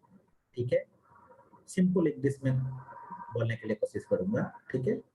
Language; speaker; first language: Hindi; non-native, local second language; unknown